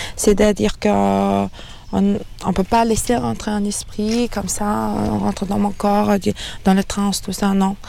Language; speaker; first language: French; non-native, fluent; Mongolian